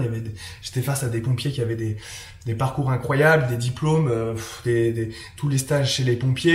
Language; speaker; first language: French; native; French